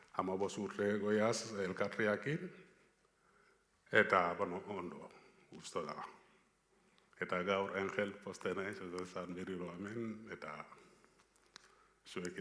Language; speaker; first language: Basque; non-native, learner; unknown